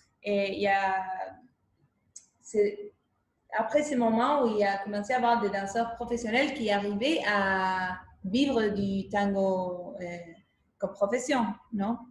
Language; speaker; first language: French; non-native, fluent; Spanish